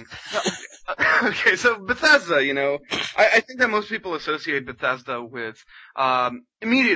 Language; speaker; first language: English; non-native, fluent; Spanish